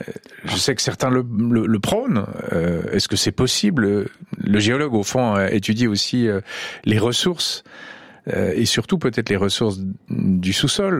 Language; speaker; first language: French; native; French